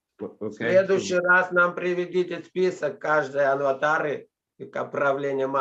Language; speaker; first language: Russian; native; Russian